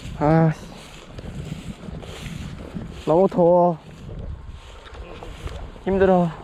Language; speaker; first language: Korean; non-native, learner; Thai